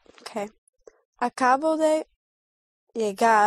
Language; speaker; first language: Spanish; non-native, learner; English